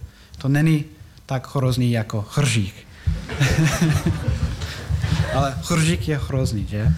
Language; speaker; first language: Czech; non-native, learner; English